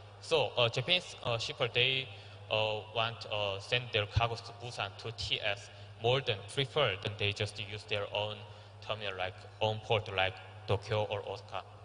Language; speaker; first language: English; non-native, learner; Korean